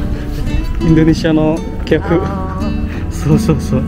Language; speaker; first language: Japanese; non-native, fluent; Indonesian